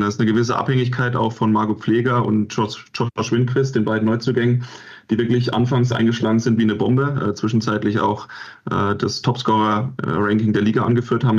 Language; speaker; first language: German; native; German